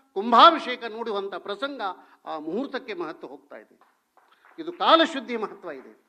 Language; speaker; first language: Kannada; non-native, local second language; Hindi